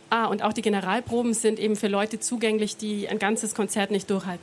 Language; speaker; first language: German; native; German